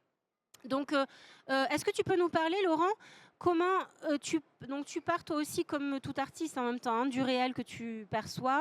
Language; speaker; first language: French; native; French